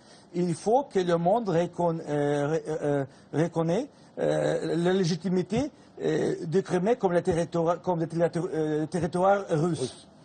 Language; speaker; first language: French; non-native, fluent; Russian